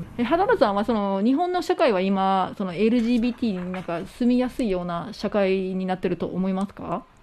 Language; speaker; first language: Japanese; non-native, fluent; English